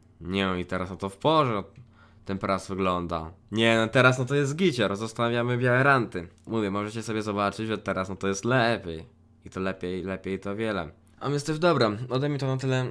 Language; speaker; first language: Polish; native; Polish